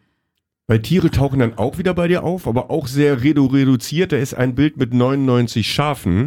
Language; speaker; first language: German; native; German